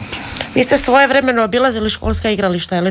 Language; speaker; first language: Serbian; native; Serbian